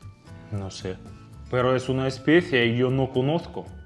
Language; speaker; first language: Spanish; non-native, fluent; Russian